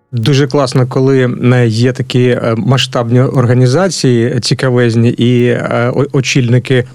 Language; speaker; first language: Ukrainian; native; Ukrainian